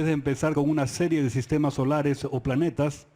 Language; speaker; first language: Spanish; native; Spanish